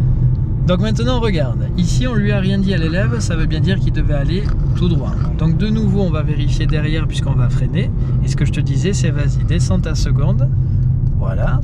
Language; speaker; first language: French; native; French